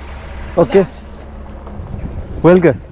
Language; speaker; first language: Dutch; non-native, learner; Nepali